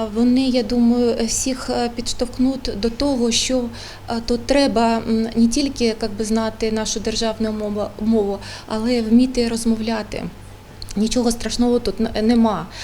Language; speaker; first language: Ukrainian; non-native, local second language; Russian